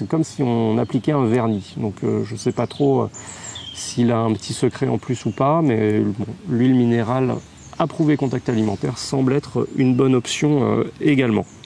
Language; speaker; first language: French; native; French